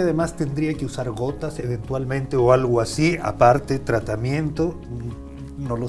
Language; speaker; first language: Spanish; native; Spanish